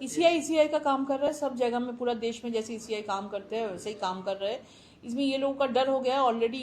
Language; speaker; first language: Hindi; non-native, local second language; Bangla